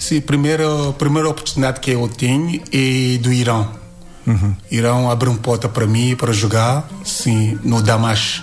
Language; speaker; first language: Portuguese; non-native, learner; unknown